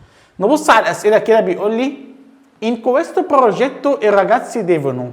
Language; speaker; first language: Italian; non-native, fluent; Arabic